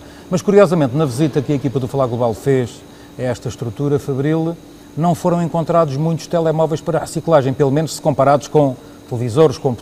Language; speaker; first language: Portuguese; native; Portuguese